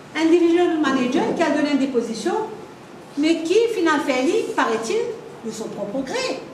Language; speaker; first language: French; non-native, local second language; Morisyen